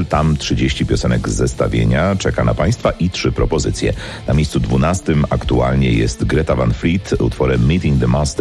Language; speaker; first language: Polish; native; Polish